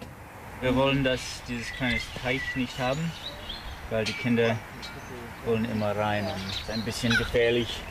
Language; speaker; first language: German; non-native, fluent; English